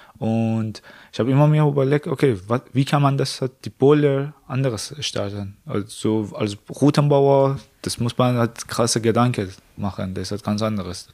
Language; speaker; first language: German; non-native, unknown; Persian